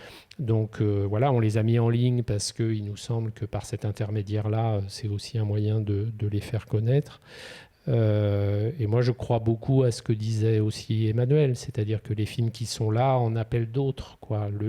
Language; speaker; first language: French; native; French